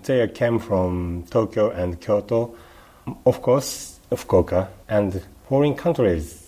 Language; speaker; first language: English; non-native, learner; Japanese